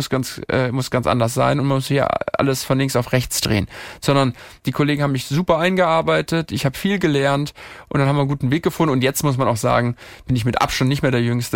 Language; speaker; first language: German; native; German